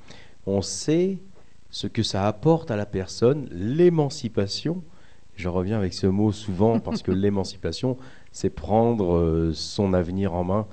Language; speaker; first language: French; native; French